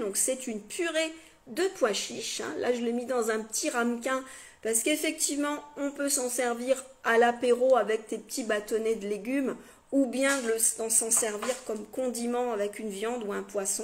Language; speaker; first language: French; native; French